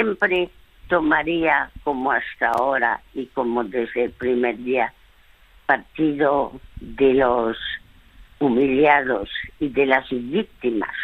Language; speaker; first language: Spanish; early bilingual, other home language; French